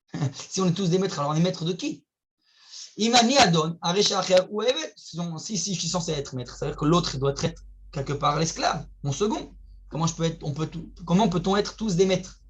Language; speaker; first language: French; native; French